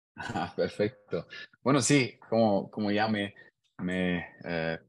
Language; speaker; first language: Spanish; non-native, learner; German